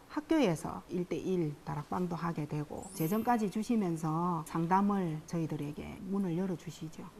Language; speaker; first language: Korean; native; Korean